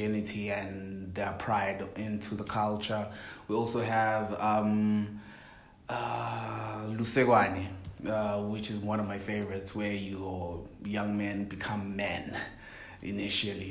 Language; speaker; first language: English; non-native, local second language; Swati